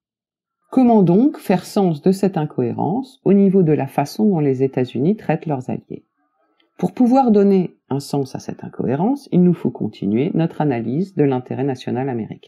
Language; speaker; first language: French; native; French